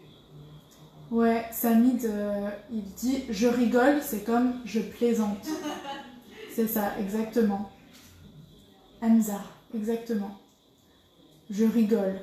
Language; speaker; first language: French; native; French